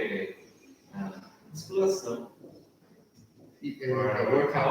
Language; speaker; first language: English; non-native, learner; Portuguese